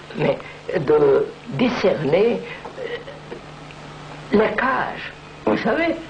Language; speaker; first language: French; non-native, fluent; Telugu